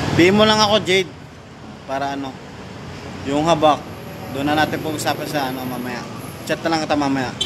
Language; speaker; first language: Filipino; non-native, local second language; Cebuano